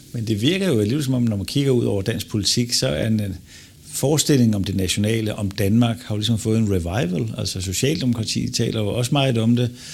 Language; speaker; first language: Danish; native; Danish